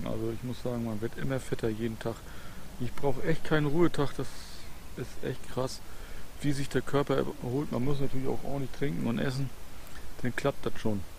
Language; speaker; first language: German; native; German